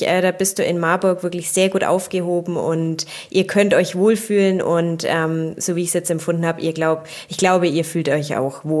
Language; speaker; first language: German; native; German